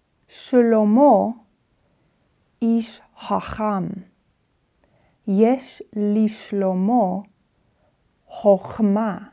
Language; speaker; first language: Hebrew; non-native, fluent; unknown